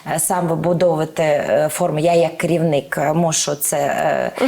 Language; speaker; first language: Ukrainian; native; Ukrainian